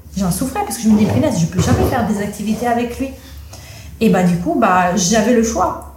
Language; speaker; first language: French; non-native, fluent; Italian